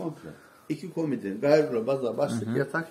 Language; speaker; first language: Turkish; native; Turkish